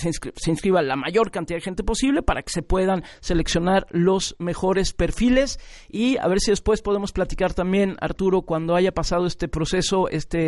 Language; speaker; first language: Spanish; native; Spanish